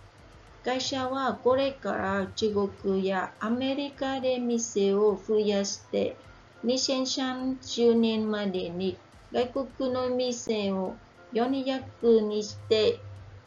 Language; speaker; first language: Japanese; non-native, learner; Vietnamese